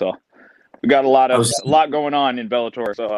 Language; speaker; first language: English; native; English